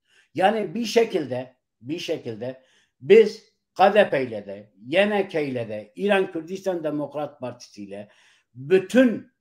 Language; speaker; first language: Turkish; non-native, local second language; Kurdish